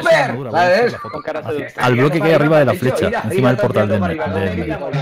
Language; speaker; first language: Spanish; native; Spanish